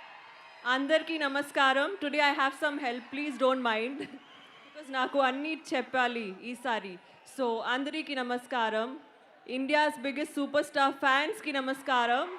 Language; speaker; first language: Telugu; non-native, learner; English